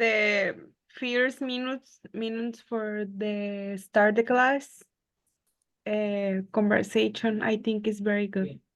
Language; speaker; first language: English; non-native, learner; Spanish